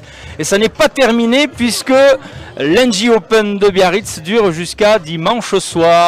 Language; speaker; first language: French; native; French